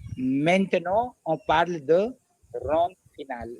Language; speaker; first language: French; non-native, learner; Hindi